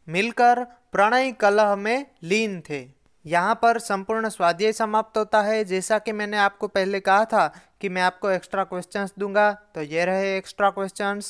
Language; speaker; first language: Hindi; non-native, local second language; Gujarati